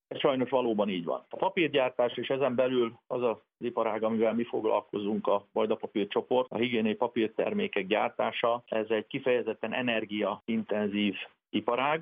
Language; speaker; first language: Hungarian; native; Hungarian